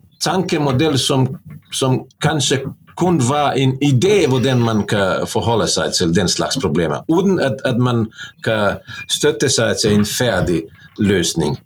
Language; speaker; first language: Norwegian; non-native, fluent; Bosnian